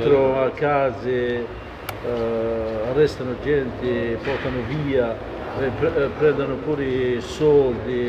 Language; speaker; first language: Italian; non-native, learner; Arabic